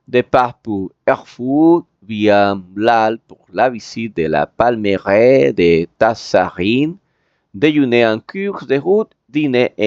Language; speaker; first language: French; non-native, fluent; Spanish